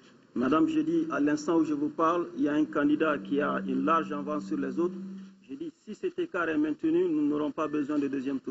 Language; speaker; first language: French; non-native, local second language; Bambara